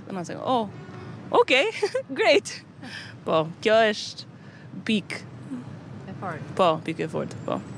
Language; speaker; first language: Albanian; non-native, learner; English